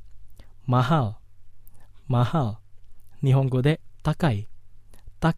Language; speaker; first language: Japanese; non-native, fluent; Indonesian